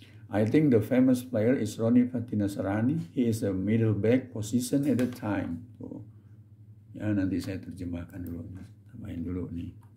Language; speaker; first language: English; non-native, fluent; Indonesian